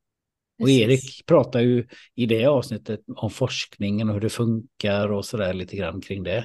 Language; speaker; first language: Swedish; native; Swedish